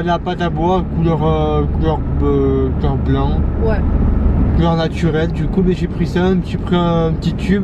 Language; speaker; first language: French; native; French